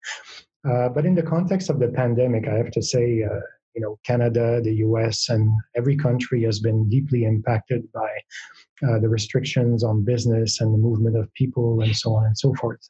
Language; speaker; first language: English; non-native, fluent; French